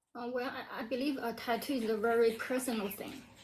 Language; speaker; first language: English; non-native, learner; Chinese